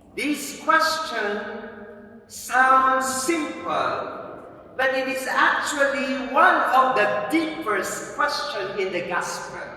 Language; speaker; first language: English; non-native, local second language; Filipino